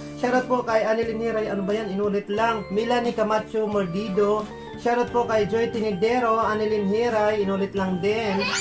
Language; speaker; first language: Filipino; non-native, local second language; Waray